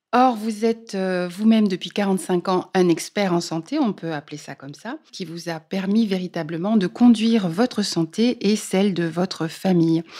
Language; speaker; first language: French; native; French